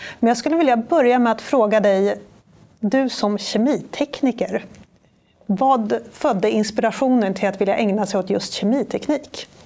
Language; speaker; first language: Swedish; native; Swedish